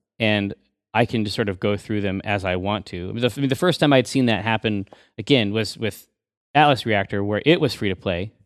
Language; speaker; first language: English; native; English